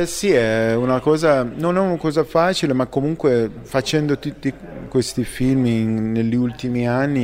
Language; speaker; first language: Italian; non-native, fluent; Persian